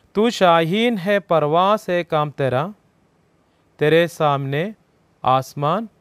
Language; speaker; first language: Hindi; non-native, local second language; Malayalam